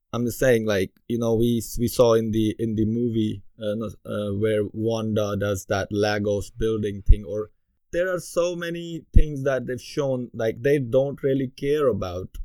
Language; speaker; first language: English; non-native, local second language; Urdu